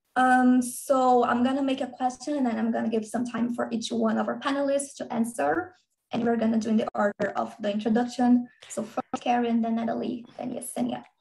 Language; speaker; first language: English; non-native, fluent; Portuguese